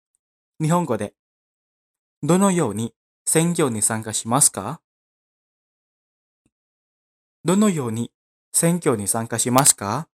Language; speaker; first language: Japanese; non-native, fluent; Indonesian